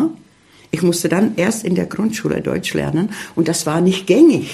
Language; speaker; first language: German; early bilingual, heritage; Czech